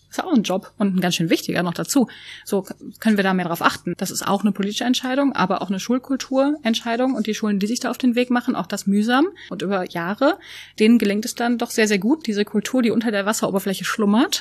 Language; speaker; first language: German; native; German